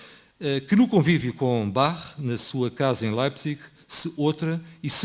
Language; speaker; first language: Portuguese; native; Portuguese